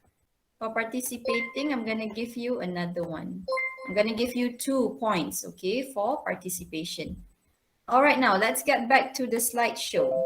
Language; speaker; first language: English; non-native, local second language; Malay